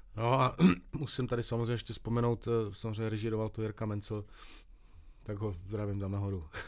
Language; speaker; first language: Czech; native; Czech